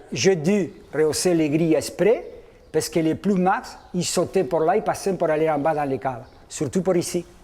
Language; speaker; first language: French; non-native, fluent; Spanish